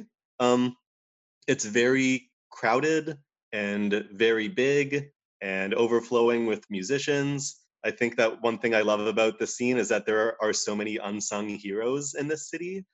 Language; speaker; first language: English; native; English